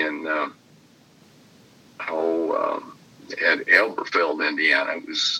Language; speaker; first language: English; native; English